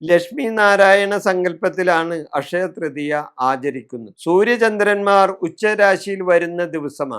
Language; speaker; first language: Malayalam; native; Malayalam